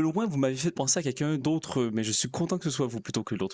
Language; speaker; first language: French; native; French